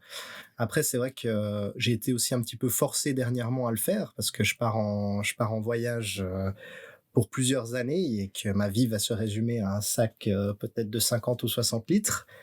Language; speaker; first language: French; native; French